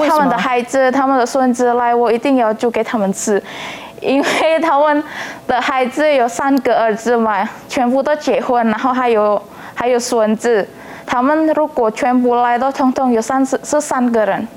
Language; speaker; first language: Chinese; non-native, learner; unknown